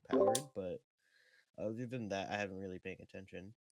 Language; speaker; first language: English; native; English